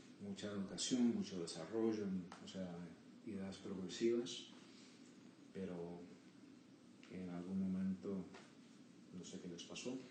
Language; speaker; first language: Spanish; early bilingual, heritage; Spanish